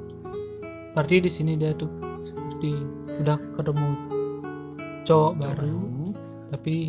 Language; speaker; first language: Indonesian; native; Indonesian